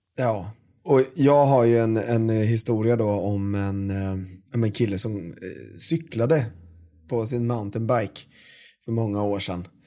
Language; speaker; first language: Swedish; native; Swedish